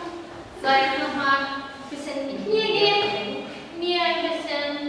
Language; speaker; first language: German; native; German